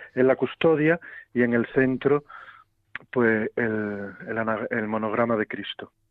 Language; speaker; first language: Spanish; native; Spanish